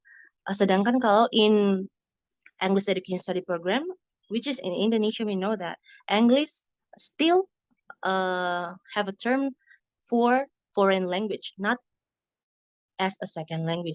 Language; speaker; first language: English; non-native, learner; Indonesian